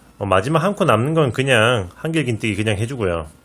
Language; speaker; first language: Korean; native; Korean